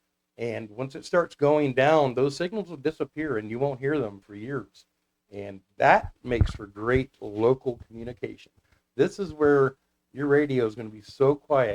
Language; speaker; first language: English; native; English